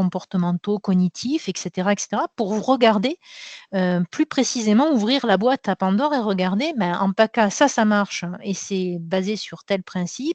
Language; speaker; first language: French; native; French